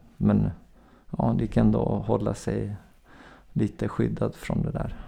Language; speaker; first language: Swedish; native; Swedish